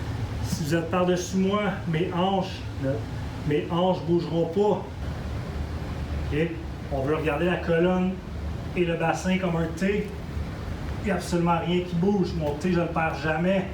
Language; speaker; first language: French; native; French